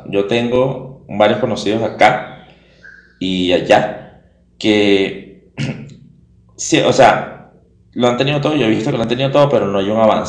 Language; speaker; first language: Spanish; native; Spanish